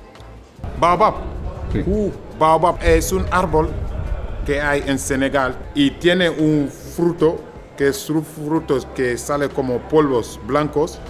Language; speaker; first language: Spanish; non-native, fluent; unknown